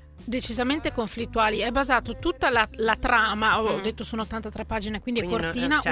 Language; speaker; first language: Italian; native; Italian